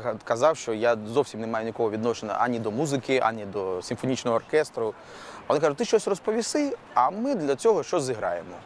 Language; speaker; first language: Ukrainian; native; Ukrainian